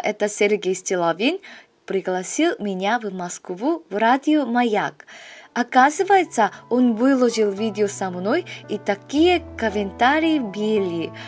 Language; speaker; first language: Russian; non-native, fluent; Korean